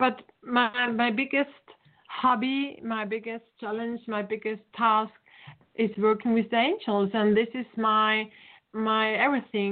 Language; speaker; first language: English; non-native, fluent; German